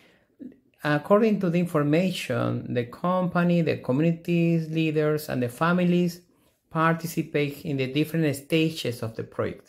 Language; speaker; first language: English; non-native, fluent; Spanish